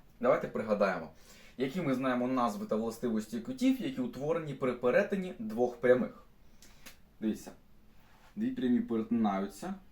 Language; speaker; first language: Ukrainian; non-native, local second language; Russian